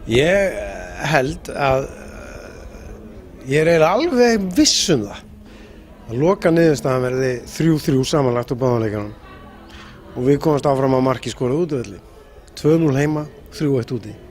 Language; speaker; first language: Icelandic; native; Icelandic